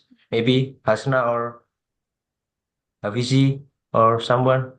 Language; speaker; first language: English; non-native, fluent; Indonesian